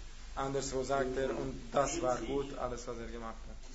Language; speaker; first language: German; non-native, learner; Hungarian